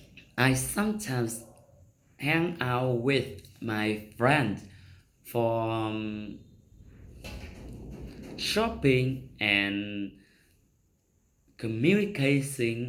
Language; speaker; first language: English; non-native, learner; Vietnamese